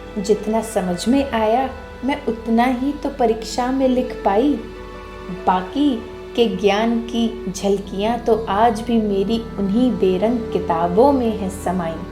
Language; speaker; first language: Hindi; native; Hindi